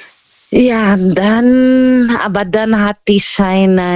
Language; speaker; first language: German; non-native, fluent; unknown